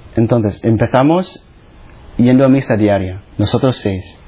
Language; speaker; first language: Spanish; non-native, fluent; Filipino